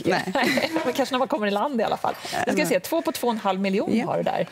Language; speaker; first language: Swedish; native; Swedish